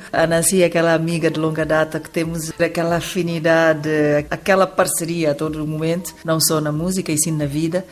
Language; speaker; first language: Portuguese; non-native, local second language; Upper Guinea Crioulo